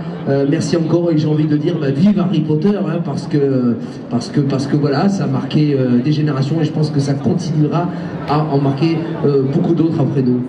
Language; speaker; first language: French; native; French